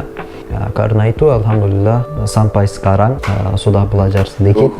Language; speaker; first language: Indonesian; non-native, learner; Turkish